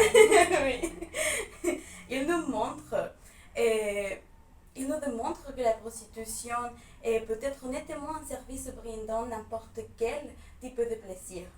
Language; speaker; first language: French; non-native, fluent; Spanish